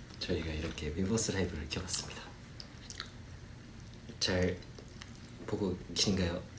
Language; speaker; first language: Korean; non-native, fluent; Japanese